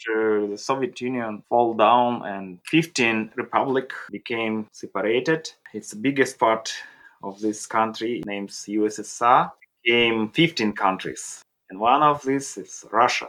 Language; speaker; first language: English; non-native, learner; Russian